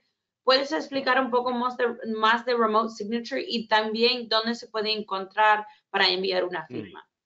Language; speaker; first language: Spanish; early bilingual, heritage; Spanish